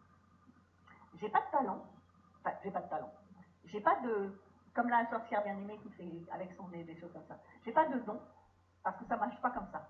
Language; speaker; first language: French; native; French